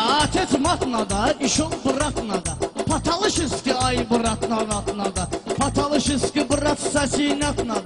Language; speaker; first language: Russian; non-native, learner; Talysh